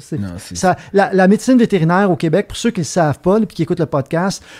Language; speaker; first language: French; native; French